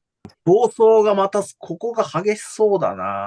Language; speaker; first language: Japanese; native; Japanese